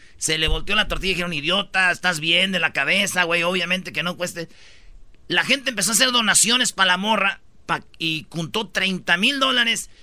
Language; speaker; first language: Spanish; native; Spanish